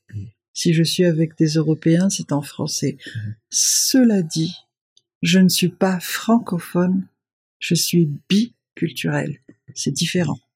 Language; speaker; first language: French; non-native, local second language; Malagasy